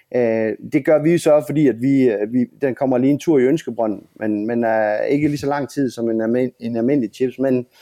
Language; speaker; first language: Danish; native; Danish